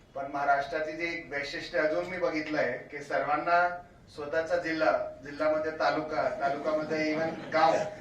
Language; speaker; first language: Marathi; non-native, local second language; Hindi